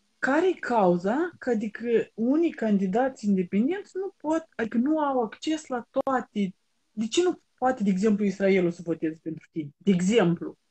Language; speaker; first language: Romanian; native; Romanian